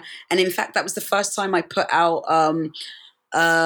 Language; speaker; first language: English; native; English